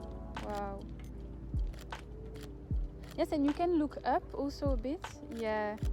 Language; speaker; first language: English; non-native, fluent; French